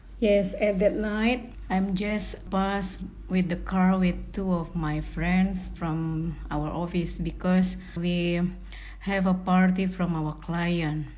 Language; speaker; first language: English; non-native, learner; Indonesian